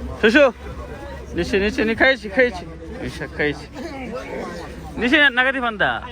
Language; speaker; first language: Chinese; non-native, learner; Bangla